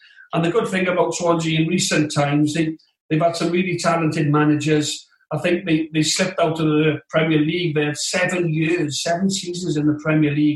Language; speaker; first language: English; native; English